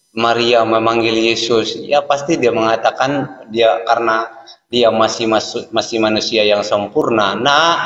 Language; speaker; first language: Indonesian; native; Indonesian